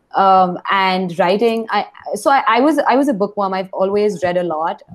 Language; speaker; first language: English; non-native, local second language; Hindi